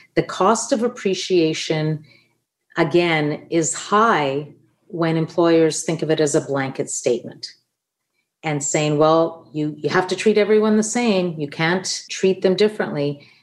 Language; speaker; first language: English; non-native, fluent; Italian